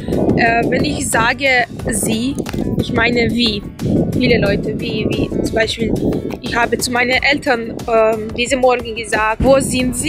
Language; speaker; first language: German; non-native, fluent; Bosnian